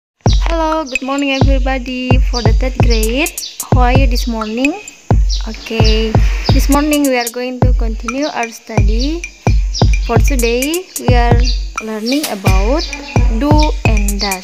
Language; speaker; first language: English; non-native, learner; Indonesian